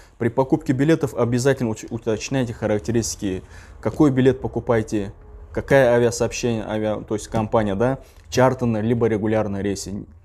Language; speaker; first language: Russian; non-native, local second language; Uzbek